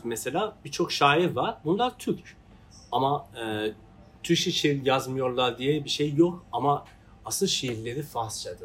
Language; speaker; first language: Turkish; non-native, fluent; Persian